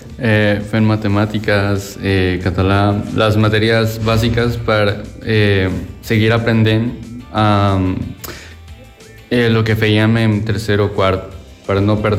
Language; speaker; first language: Catalan; non-native, learner; Spanish